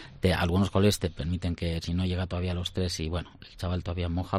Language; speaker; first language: Spanish; native; Spanish